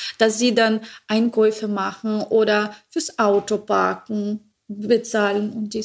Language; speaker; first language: German; non-native, learner; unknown